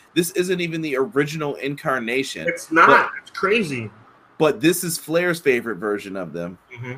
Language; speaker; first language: English; native; English